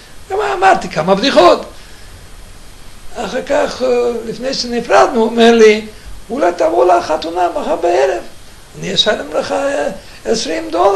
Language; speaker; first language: Hebrew; non-native, fluent; Yiddish